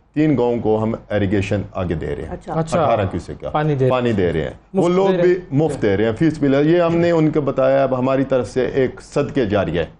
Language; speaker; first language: Urdu; native; Urdu